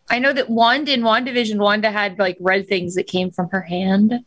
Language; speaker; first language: English; native; English